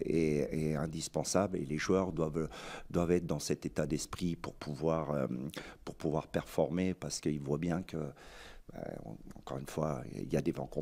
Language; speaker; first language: French; native; French